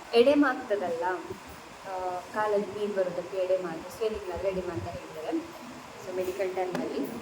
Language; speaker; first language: Kannada; non-native, local second language; Tulu